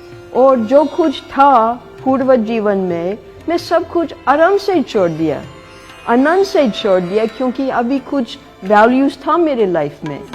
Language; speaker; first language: Hindi; non-native, fluent; English